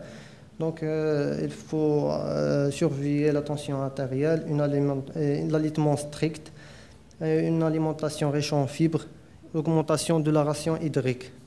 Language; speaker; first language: French; non-native, local second language; Arabic